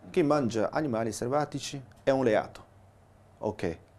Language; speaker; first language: Italian; non-native, learner; Chinese